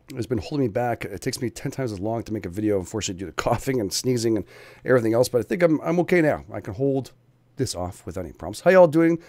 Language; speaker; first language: English; native; English